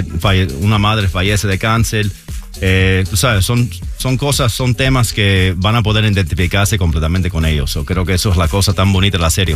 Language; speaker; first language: Spanish; early bilingual, heritage; Spanish